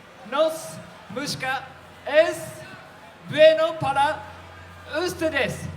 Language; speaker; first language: Spanish; non-native, learner; Japanese